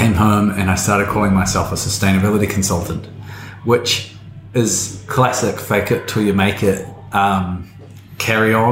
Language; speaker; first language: English; native; English